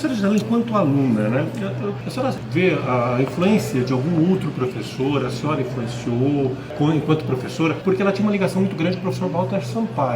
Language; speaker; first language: Portuguese; native; Portuguese